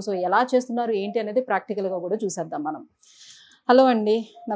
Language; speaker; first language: Telugu; native; Telugu